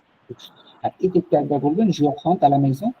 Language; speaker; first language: French; non-native, fluent; Bangla